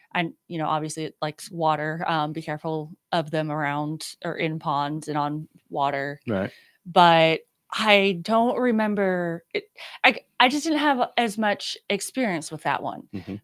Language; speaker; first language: English; native; English